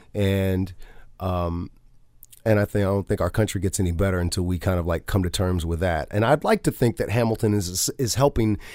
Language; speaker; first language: English; native; English